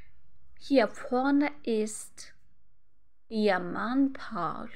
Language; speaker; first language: German; non-native, learner; Turkish